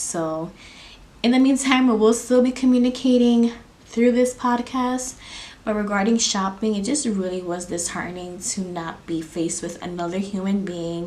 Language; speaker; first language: English; native; English